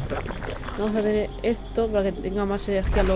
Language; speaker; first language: Spanish; native; Spanish